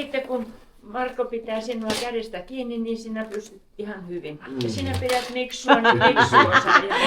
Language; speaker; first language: Finnish; native; Finnish